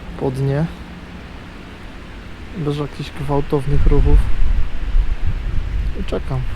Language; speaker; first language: Polish; native; Polish